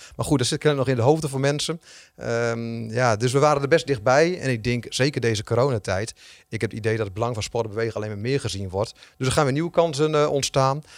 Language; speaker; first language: Dutch; native; Dutch